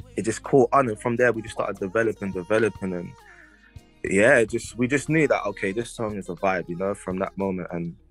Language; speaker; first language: English; native; English